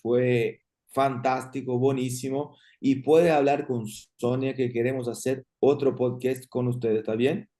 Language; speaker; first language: Spanish; non-native, fluent; Portuguese